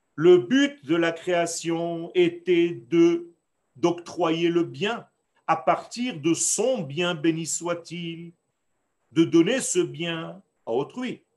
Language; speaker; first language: French; non-native, fluent; Hebrew